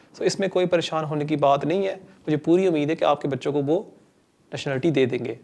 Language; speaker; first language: Urdu; non-native, local second language; Punjabi